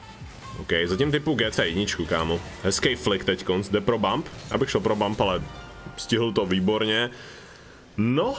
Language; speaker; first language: Czech; native; Czech